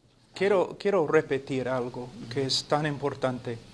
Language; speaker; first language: Spanish; non-native, fluent; English